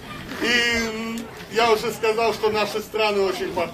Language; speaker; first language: Russian; non-native, local second language; Ukrainian